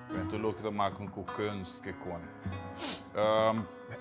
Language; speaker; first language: Dutch; non-native, local second language; Papiamento